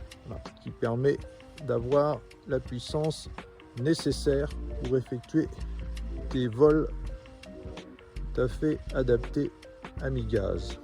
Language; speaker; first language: French; native; French